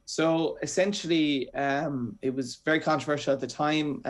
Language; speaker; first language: English; native; English